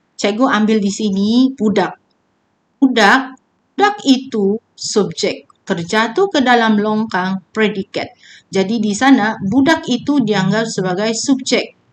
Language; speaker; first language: Malay; native; Malay